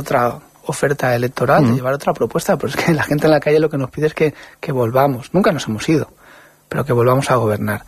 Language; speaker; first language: Spanish; native; Spanish